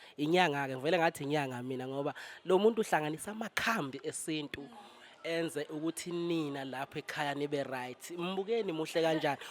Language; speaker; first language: Zulu; native; Zulu